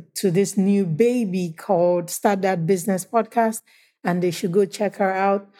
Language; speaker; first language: English; non-native, local second language; Igbo